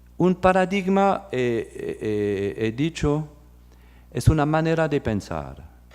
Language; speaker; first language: Spanish; non-native, fluent; French